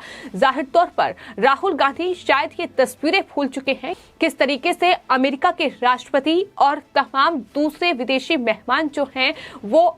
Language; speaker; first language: Hindi; native; Hindi